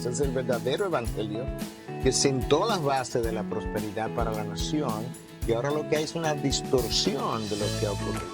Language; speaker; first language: Spanish; native; Spanish